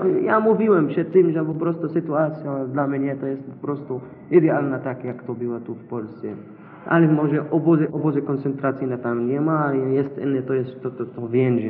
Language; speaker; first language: Polish; non-native, learner; Arabic